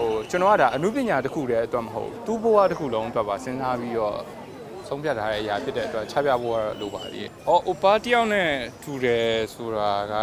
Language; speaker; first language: Burmese; native; Burmese